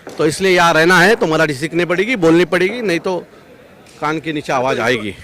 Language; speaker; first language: Hindi; non-native, local second language; Marathi